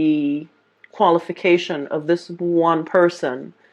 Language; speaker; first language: English; native; English